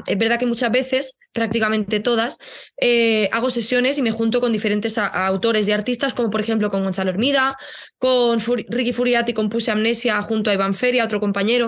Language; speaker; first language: Spanish; native; Spanish